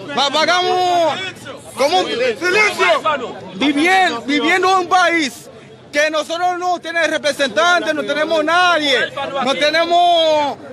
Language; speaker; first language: Spanish; non-native, local second language; Haitian Creole